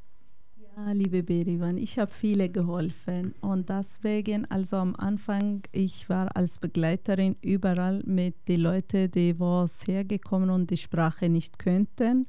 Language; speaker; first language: German; non-native, fluent; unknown